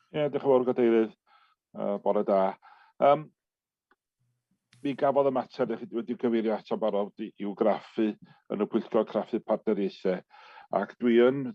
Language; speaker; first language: Welsh; native; Welsh